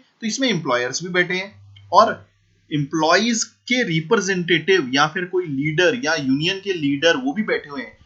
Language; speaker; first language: Hindi; native; Hindi